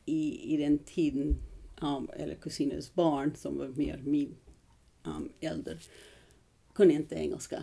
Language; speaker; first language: Swedish; early bilingual, heritage; English